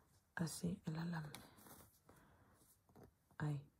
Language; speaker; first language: Spanish; native; Spanish